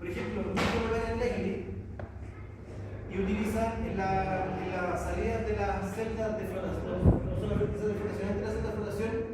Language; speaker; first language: Spanish; native; Spanish